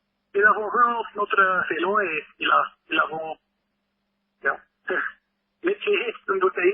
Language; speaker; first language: French; non-native, local second language; Dutch